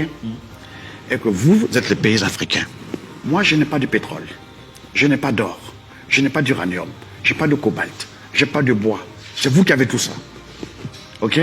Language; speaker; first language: French; non-native, local second language; Dyula